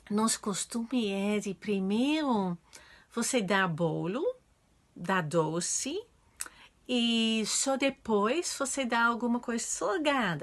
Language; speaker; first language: Portuguese; non-native, fluent; Dutch